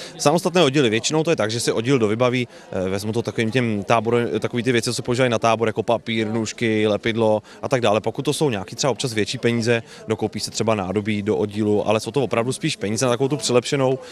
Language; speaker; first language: Czech; native; Czech